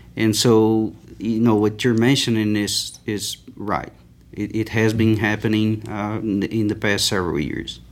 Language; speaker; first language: English; non-native, fluent; Portuguese